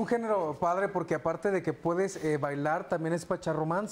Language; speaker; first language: Spanish; native; Spanish